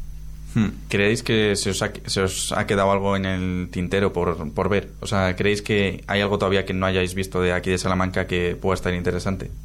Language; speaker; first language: Spanish; native; Spanish